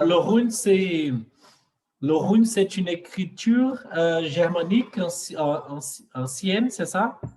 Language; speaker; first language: French; non-native, fluent; Portuguese